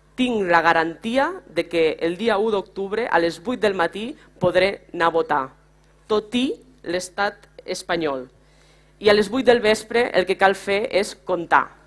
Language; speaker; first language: Catalan; native; Catalan